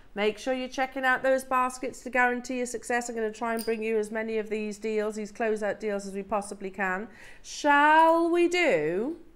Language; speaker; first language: English; native; English